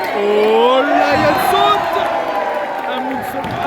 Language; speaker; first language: French; native; French